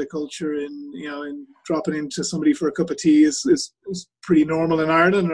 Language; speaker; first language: English; native; English